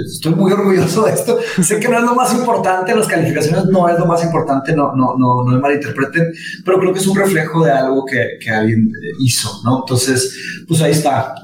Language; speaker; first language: Spanish; early bilingual, other home language; Portuguese